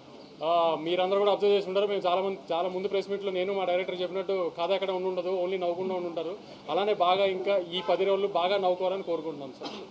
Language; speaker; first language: Telugu; native; Telugu